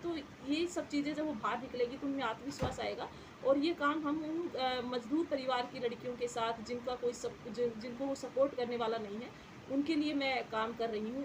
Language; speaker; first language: Hindi; native; Hindi